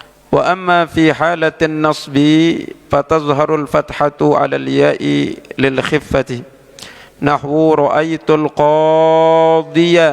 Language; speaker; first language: Arabic; non-native, fluent; Indonesian